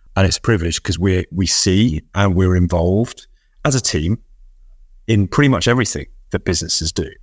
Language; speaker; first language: English; native; English